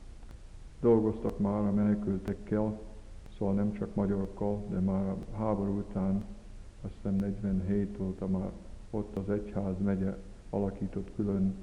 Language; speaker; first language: Hungarian; early bilingual, heritage; Hungarian